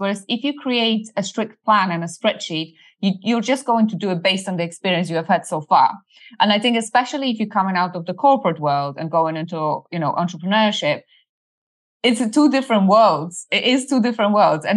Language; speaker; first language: English; non-native, fluent; Polish